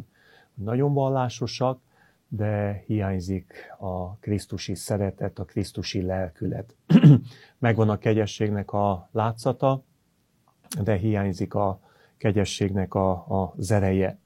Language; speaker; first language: Hungarian; native; Hungarian